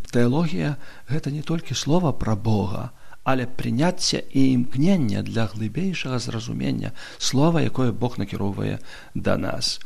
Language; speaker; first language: Belarusian; non-native, local second language; Polish